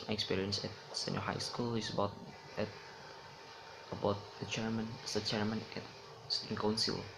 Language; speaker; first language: English; non-native, learner; Indonesian